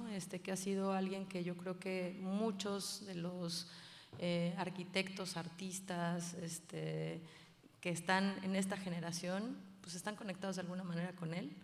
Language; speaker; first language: Spanish; native; Spanish